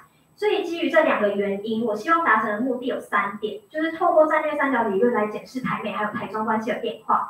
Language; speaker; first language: Chinese; native; Chinese